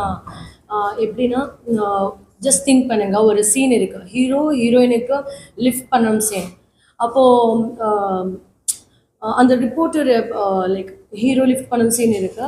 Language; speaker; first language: Tamil; non-native, learner; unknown